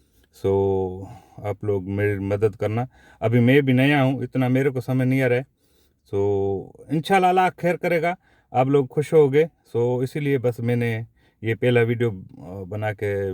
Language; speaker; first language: Hindi; non-native, local second language; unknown